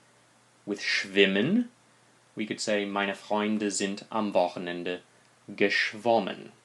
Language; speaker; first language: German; non-native, fluent; English